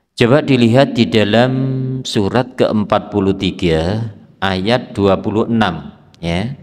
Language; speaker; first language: Indonesian; native; Indonesian